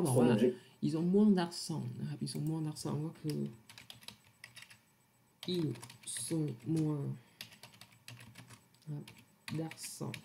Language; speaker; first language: French; non-native, learner; Thai